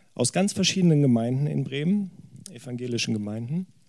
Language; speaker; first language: German; native; German